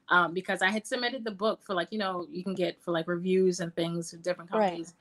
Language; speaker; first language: English; native; English